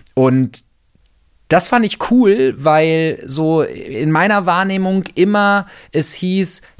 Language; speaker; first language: German; native; German